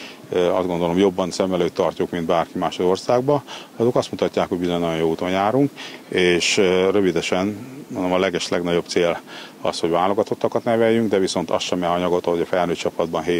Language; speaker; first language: Hungarian; native; Hungarian